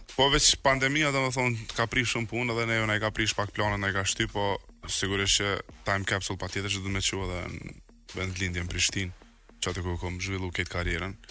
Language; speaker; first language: Albanian; native; Albanian